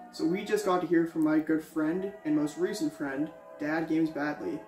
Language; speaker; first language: English; native; English